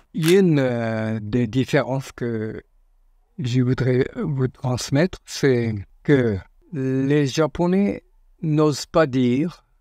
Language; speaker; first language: French; non-native, fluent; Japanese